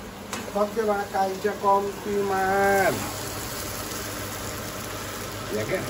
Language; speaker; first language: Dutch; non-native, local second language; Caribbean Hindustani